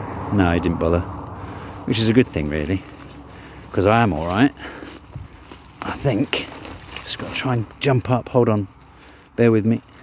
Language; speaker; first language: English; native; English